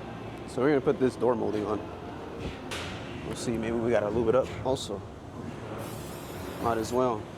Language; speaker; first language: English; native; English